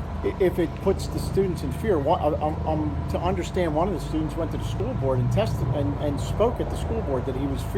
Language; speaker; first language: English; native; English